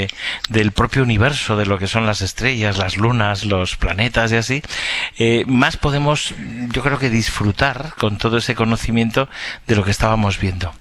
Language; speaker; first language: Spanish; native; Spanish